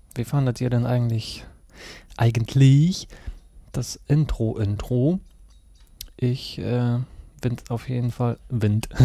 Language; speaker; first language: German; early bilingual, other home language; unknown